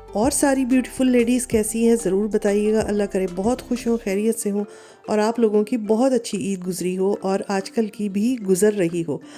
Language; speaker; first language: Urdu; native; Urdu